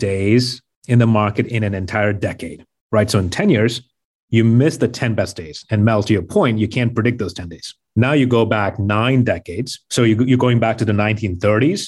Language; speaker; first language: English; non-native, local second language; Hindi